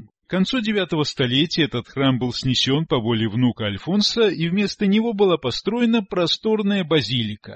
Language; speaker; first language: Russian; native; Russian